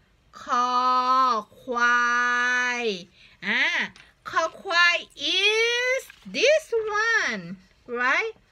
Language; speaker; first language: English; non-native, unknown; Thai